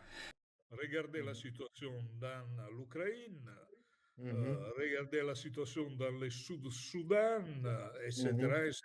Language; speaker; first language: French; non-native, fluent; Italian